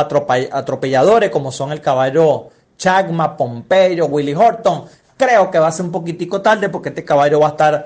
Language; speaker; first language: Spanish; native; Spanish